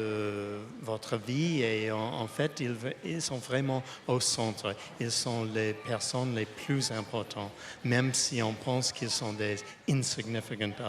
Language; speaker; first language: French; non-native, fluent; English